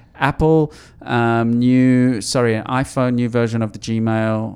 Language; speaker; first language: English; native; English